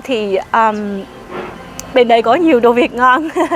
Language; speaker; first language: Vietnamese; early bilingual, other home language; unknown